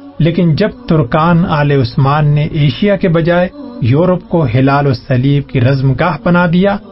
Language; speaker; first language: Urdu; native; Urdu